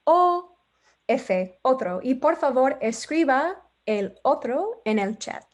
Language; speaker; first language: Spanish; non-native, fluent; English